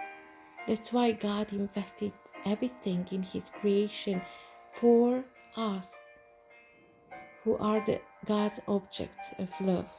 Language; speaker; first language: English; non-native, fluent; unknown